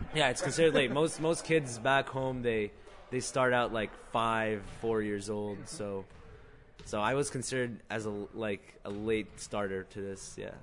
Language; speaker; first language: English; non-native, fluent; Arabic